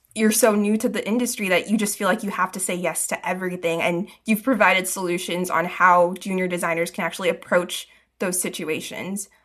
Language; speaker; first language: English; early bilingual, other home language; Hindi